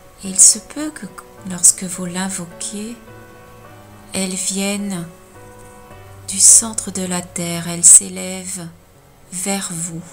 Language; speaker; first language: French; native; French